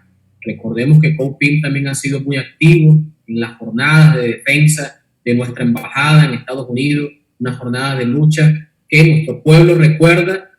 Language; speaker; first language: Spanish; native; Spanish